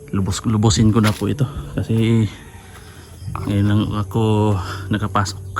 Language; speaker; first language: Filipino; non-native, local second language; Cebuano